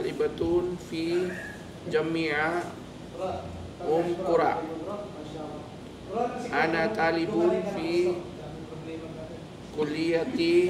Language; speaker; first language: Arabic; non-native, learner; Filipino